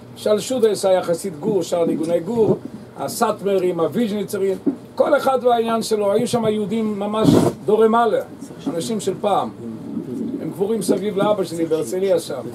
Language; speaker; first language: Hebrew; early bilingual, other home language; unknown